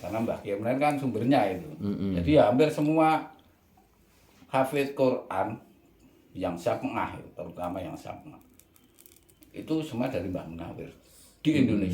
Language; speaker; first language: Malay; non-native, local second language; Javanese